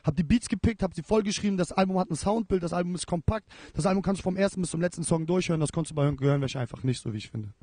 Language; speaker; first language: German; native; German